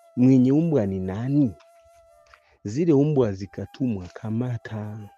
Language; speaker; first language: Swahili; non-native, local second language; Kinyarwanda